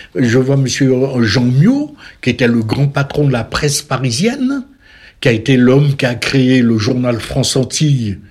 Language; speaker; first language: French; native; French